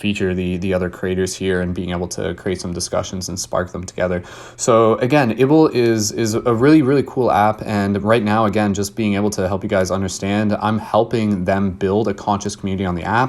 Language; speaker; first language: English; native; English